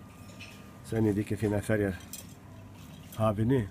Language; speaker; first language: Swedish; non-native, learner; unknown